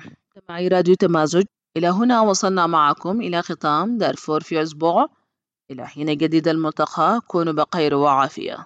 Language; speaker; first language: Arabic; native; Arabic